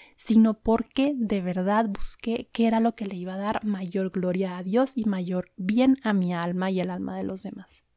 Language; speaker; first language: Spanish; native; Spanish